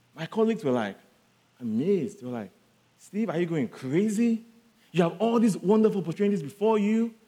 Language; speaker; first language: English; non-native, local second language; Yoruba